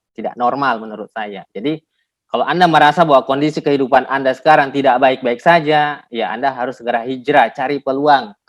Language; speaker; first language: Indonesian; non-native, local second language; Buginese